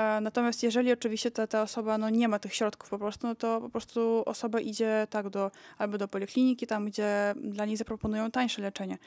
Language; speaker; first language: Polish; early bilingual, heritage; Polish